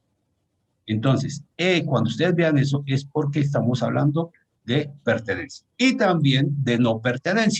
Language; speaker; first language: Spanish; native; Spanish